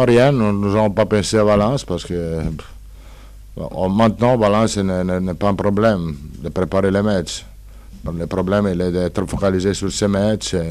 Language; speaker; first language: French; non-native, learner; Italian